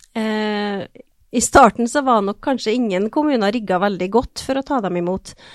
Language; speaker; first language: Norwegian; native; Norwegian